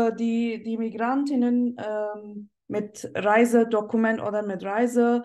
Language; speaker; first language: German; non-native, fluent; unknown